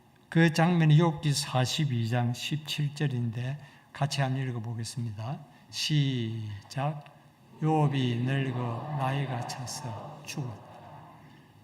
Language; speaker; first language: Korean; native; Korean